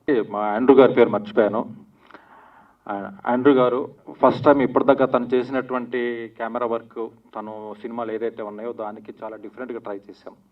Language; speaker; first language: Telugu; native; Telugu